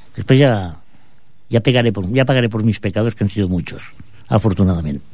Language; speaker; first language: Spanish; non-native, local second language; Catalan